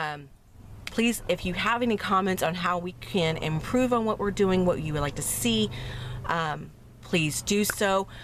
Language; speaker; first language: English; native; English